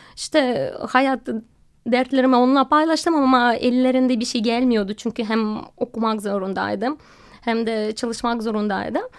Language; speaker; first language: Turkish; non-native, fluent; Russian